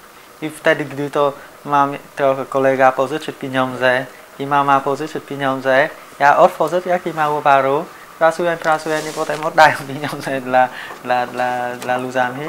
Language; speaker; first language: Polish; non-native, learner; Vietnamese